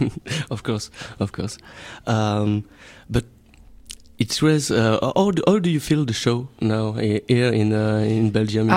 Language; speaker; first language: English; non-native, learner; French